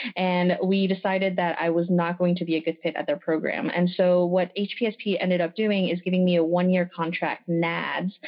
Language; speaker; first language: English; early bilingual, other home language; French